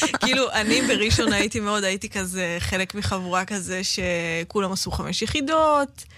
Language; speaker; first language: Hebrew; native; Hebrew